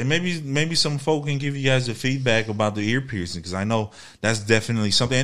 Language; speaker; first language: English; early bilingual, other home language; Spanish